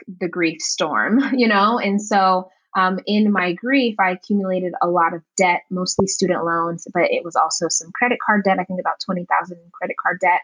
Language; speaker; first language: English; native; English